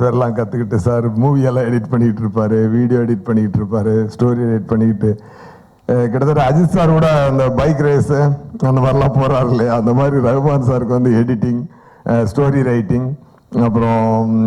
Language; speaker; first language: Tamil; native; Tamil